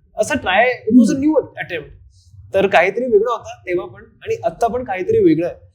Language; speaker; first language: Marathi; non-native, fluent; Hindi